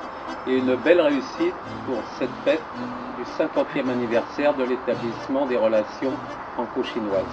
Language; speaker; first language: French; native; French